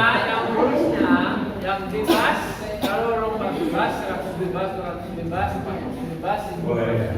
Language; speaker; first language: Indonesian; non-native, learner; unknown